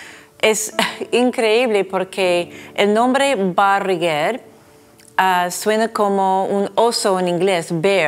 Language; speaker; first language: Spanish; non-native, fluent; English